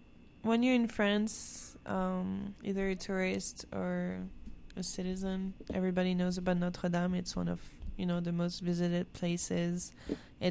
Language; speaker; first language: English; non-native, fluent; French